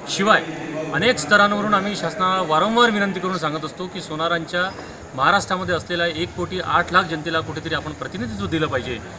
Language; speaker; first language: Marathi; native; Marathi